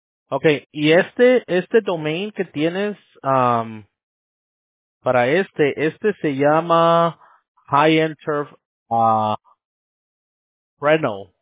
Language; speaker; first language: Spanish; early bilingual, heritage; Spanish